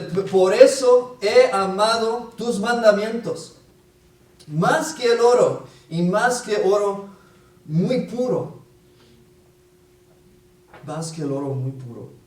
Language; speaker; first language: Spanish; non-native, fluent; English